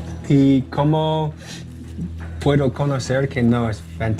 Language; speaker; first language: Spanish; non-native, learner; English